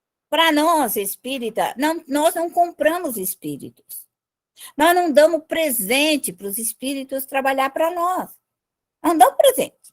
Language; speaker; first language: Portuguese; native; Portuguese